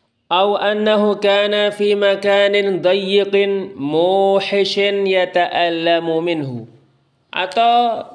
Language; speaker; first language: Arabic; non-native, fluent; Indonesian